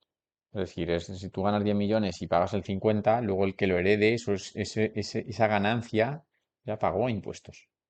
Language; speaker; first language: Spanish; native; Spanish